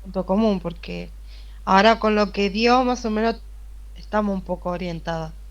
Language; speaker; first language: Spanish; native; Spanish